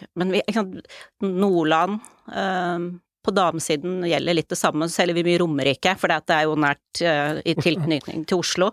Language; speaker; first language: Norwegian; native; Norwegian